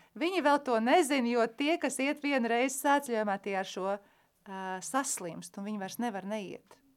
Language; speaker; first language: Latvian; native; Latvian